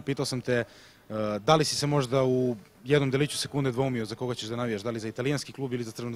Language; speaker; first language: Serbian; native; Serbian